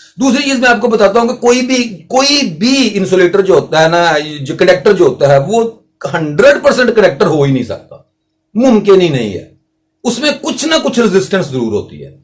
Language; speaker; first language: Urdu; non-native, local second language; Punjabi